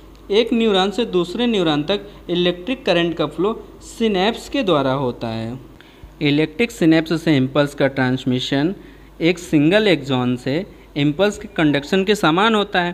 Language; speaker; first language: Hindi; native; Hindi